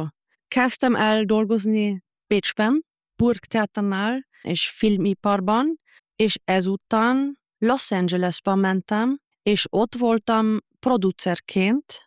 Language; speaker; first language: Hungarian; non-native, fluent; Japanese